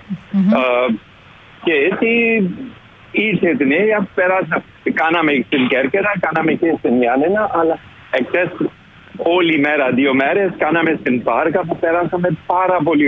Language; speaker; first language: Greek; non-native, fluent; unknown